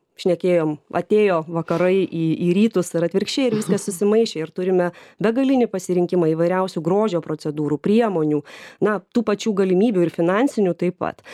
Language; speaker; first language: Lithuanian; native; Lithuanian